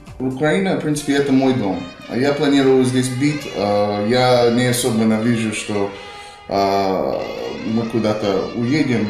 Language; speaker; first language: Russian; non-native, fluent; English